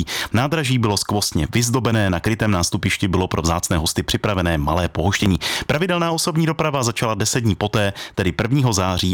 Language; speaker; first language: Czech; native; Czech